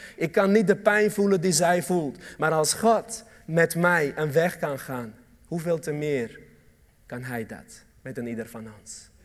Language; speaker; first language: Dutch; early bilingual, other home language; Armenian